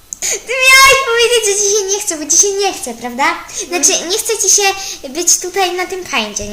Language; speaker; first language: Polish; native; Polish